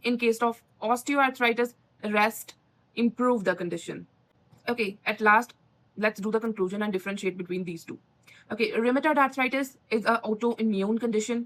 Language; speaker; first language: English; non-native, local second language; Punjabi